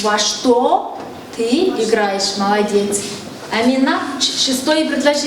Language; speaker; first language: Russian; non-native, fluent; Mongolian